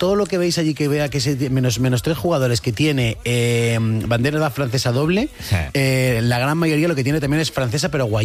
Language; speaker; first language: Spanish; native; Spanish